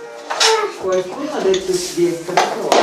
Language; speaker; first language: Italian; non-native, fluent; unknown